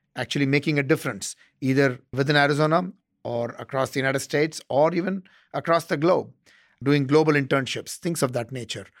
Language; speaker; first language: English; non-native, local second language; Tamil